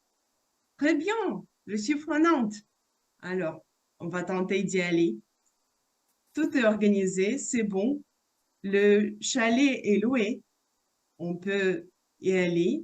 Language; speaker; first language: French; non-native, fluent; Russian